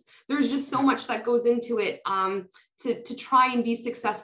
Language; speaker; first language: English; non-native, fluent; Polish